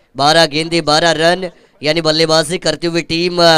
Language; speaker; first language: Hindi; non-native, local second language; Marathi